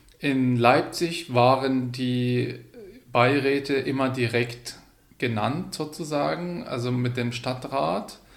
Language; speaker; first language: German; non-native, fluent; Arabic